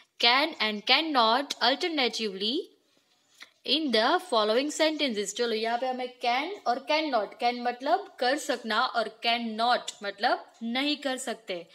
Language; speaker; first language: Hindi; non-native, local second language; Gujarati